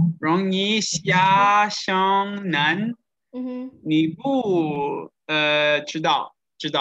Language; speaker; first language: Chinese; non-native, learner; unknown